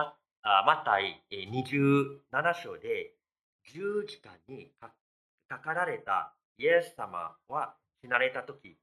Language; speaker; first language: Japanese; non-native, fluent; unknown